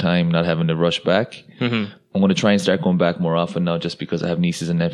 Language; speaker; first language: English; non-native, local second language; Irish